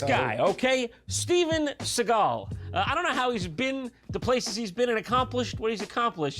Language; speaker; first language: English; native; English